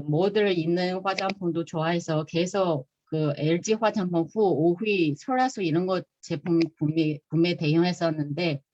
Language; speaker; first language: Korean; non-native, fluent; Chinese